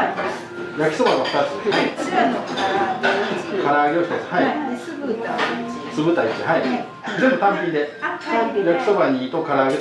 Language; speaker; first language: Japanese; native; Japanese